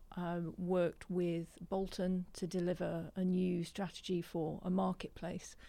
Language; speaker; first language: English; native; English